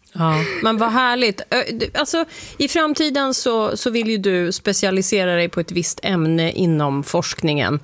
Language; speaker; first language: Swedish; native; Swedish